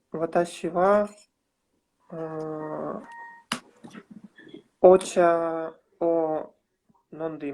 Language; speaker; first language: Japanese; non-native, learner; Russian